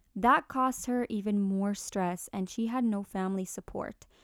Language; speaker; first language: English; early bilingual, other home language; Spanish